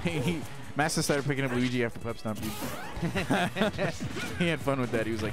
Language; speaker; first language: English; native; English